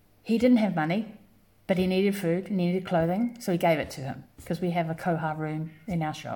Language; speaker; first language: English; native; English